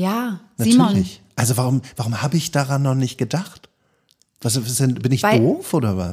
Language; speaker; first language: German; native; German